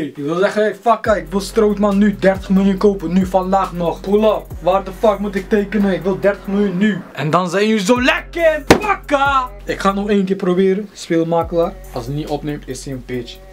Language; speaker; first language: Dutch; native; Dutch